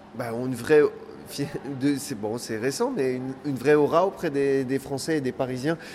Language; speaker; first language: French; native; French